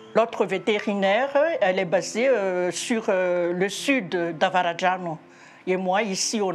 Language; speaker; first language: French; non-native, local second language; Malagasy